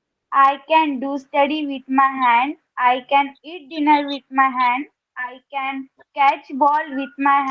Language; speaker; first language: English; non-native, learner; Marathi